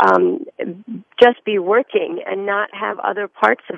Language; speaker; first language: English; early bilingual, other home language; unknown